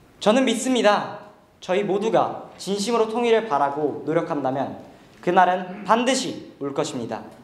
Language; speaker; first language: Korean; early bilingual, heritage; Korean